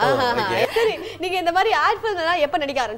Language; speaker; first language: Tamil; native; Tamil